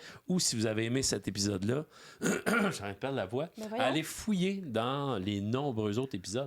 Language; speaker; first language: French; native; French